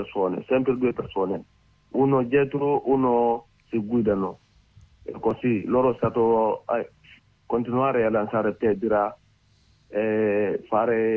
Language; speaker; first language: Italian; non-native, learner; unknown